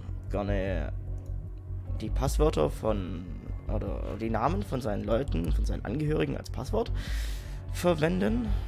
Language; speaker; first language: German; native; German